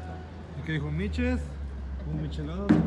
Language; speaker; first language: Spanish; native; Spanish